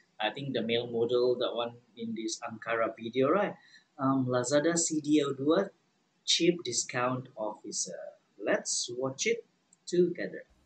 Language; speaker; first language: English; non-native, local second language; Malay